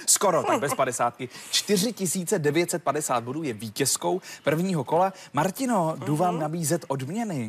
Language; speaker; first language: Czech; native; Czech